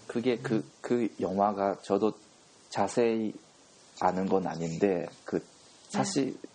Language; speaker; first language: Korean; non-native, fluent; Japanese